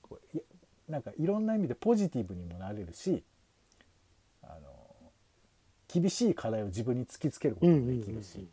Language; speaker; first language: Japanese; native; Japanese